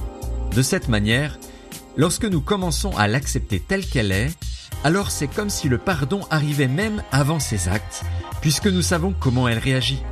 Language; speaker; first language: French; native; French